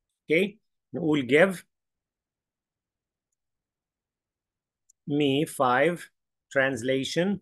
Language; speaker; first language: English; non-native, fluent; Arabic